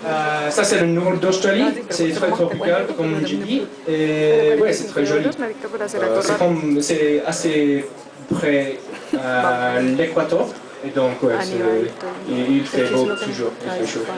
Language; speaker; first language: French; non-native, fluent; English